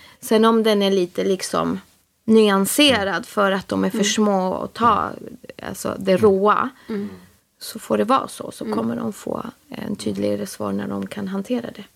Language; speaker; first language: Swedish; early bilingual, other home language; Spanish